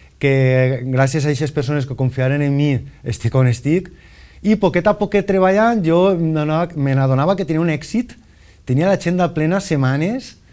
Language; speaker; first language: Catalan; native; Catalan